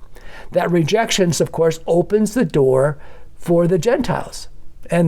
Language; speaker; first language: English; native; English